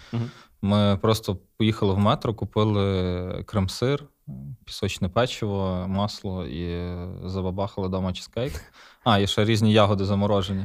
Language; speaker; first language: Ukrainian; native; Ukrainian